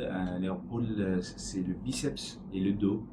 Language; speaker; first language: French; non-native, learner; Arabic